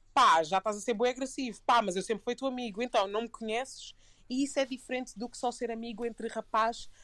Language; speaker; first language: Portuguese; native; Portuguese